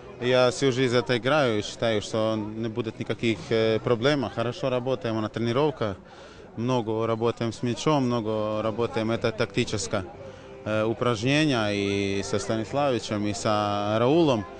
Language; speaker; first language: Russian; non-native, fluent; Croatian